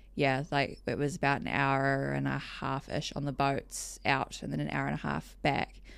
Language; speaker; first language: English; native; English